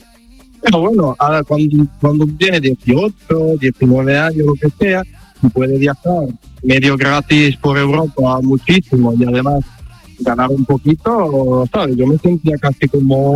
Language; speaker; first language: Spanish; non-native, fluent; Italian